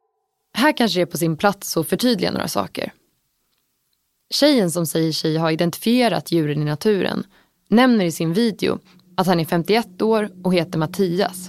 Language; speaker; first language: Swedish; native; Swedish